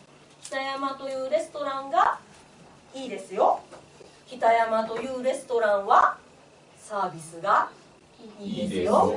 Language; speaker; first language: Japanese; non-native, fluent; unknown